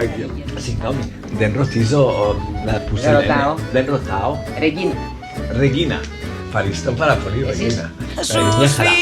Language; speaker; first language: Greek; non-native, learner; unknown